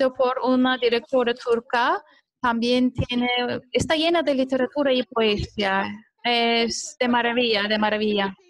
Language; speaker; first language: Spanish; non-native, fluent; Turkish